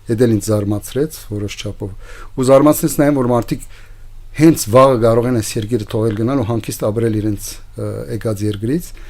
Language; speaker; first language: Armenian; early bilingual, heritage; Armenian